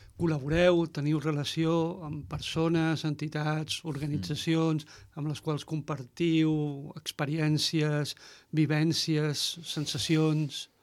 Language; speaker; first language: Catalan; native; Catalan